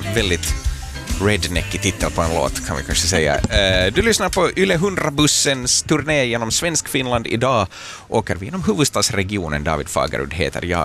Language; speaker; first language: Swedish; native; Swedish